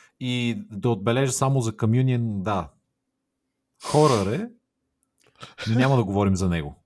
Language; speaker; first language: Bulgarian; native; Bulgarian